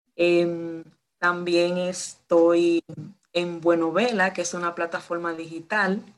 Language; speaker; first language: Spanish; native; Spanish